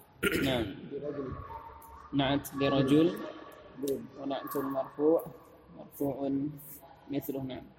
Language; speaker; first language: Arabic; non-native, fluent; Indonesian